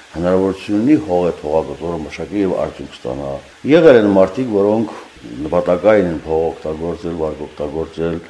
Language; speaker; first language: Armenian; native; Armenian